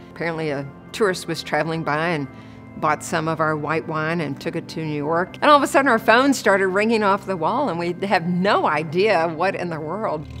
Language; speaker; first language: English; native; English